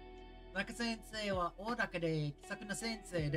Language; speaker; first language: Japanese; non-native, learner; English